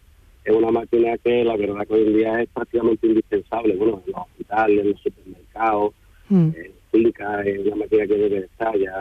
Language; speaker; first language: Spanish; native; Spanish